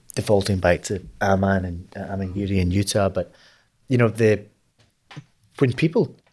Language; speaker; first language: English; native; English